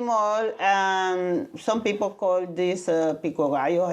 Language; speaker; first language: English; non-native, learner; Spanish